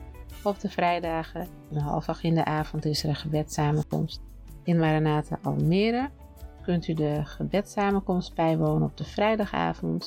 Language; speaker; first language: Dutch; native; Dutch